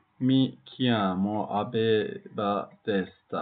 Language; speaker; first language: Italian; non-native, learner; Turkish